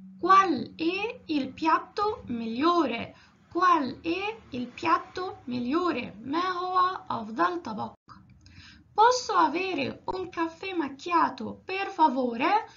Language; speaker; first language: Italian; non-native, fluent; Arabic